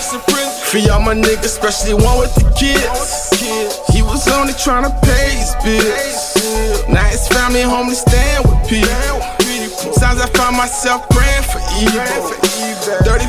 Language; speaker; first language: English; native; English